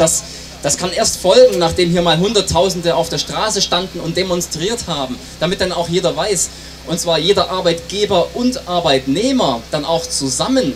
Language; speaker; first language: German; native; German